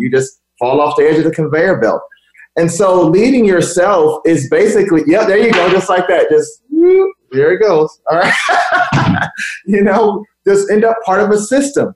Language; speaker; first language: English; native; English